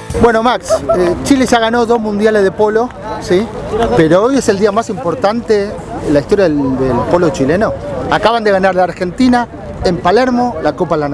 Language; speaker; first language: Spanish; native; Spanish